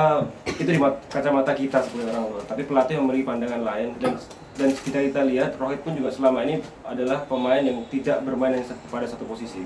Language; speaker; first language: Indonesian; native; Indonesian